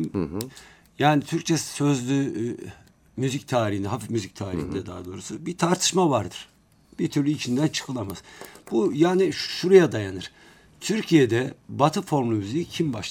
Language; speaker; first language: Turkish; native; Turkish